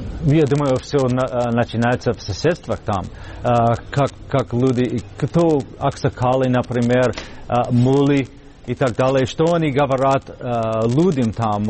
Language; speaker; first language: Russian; non-native, fluent; English